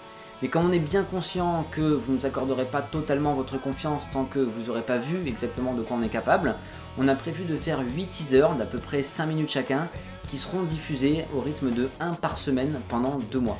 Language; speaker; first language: French; native; French